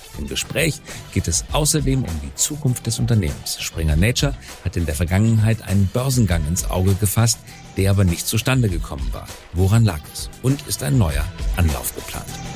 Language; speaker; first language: German; native; German